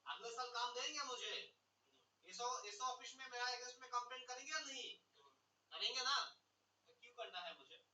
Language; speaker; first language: Hindi; non-native, local second language; Bangla